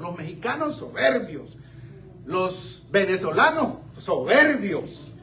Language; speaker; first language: Spanish; native; Spanish